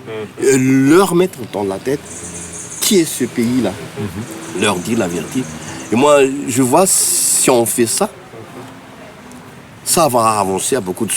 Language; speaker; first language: French; non-native, local second language; Malagasy